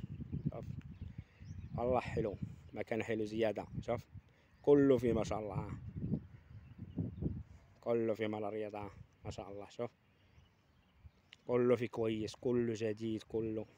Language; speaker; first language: Arabic; non-native, learner; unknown